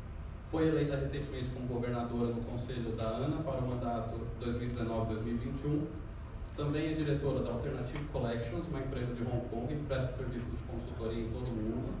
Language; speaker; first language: Portuguese; native; Portuguese